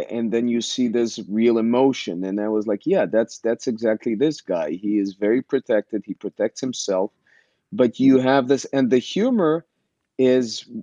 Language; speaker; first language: English; early bilingual, other home language; Russian